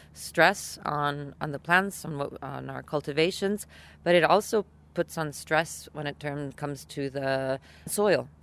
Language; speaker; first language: English; non-native, fluent; Italian